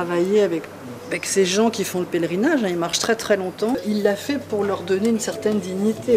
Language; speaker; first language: French; native; French